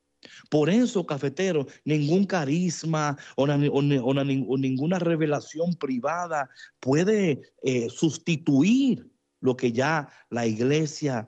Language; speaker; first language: Spanish; native; Spanish